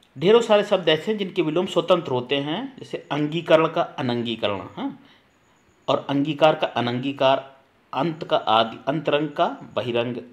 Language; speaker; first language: Hindi; native; Hindi